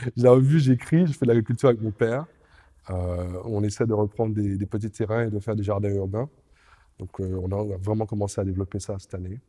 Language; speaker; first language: French; native; French